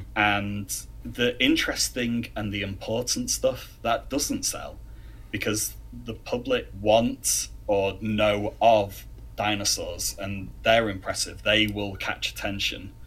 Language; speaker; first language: English; native; English